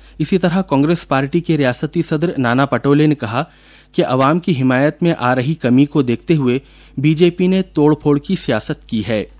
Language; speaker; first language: Urdu; native; Urdu